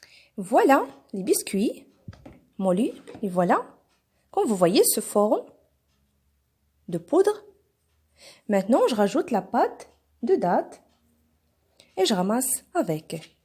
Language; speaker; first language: French; non-native, local second language; Arabic